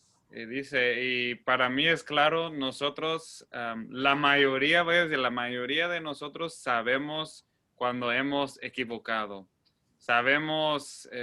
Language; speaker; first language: Spanish; non-native, fluent; English